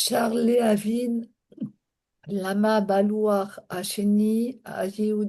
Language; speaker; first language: Hebrew; non-native, learner; French